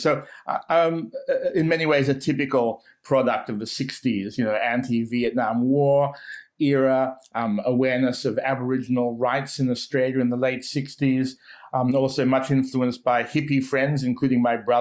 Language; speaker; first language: English; native; English